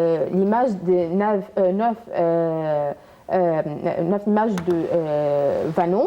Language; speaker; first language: French; non-native, learner; Arabic